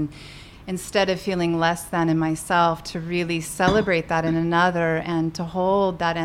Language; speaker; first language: English; native; English